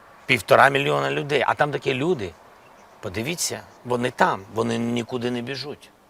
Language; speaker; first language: Ukrainian; non-native, local second language; Russian